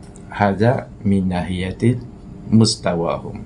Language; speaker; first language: Arabic; non-native, fluent; Malay